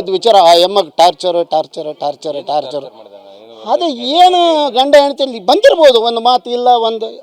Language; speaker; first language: Kannada; non-native, local second language; Lambadi